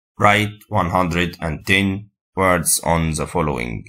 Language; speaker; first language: English; non-native, fluent; Arabic